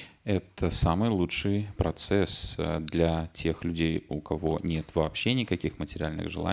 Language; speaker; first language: Russian; native; Russian